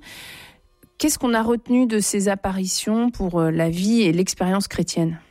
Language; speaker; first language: French; native; French